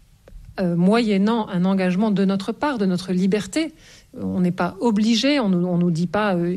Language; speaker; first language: French; native; French